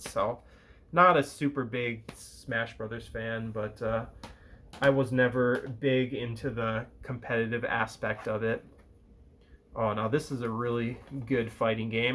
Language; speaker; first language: English; native; English